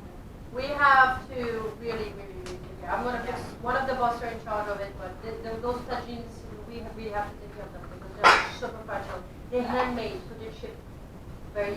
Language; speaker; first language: English; non-native, fluent; French